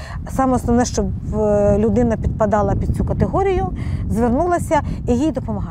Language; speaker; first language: Ukrainian; non-native, local second language; Russian